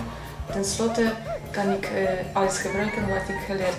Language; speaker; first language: Dutch; non-native, learner; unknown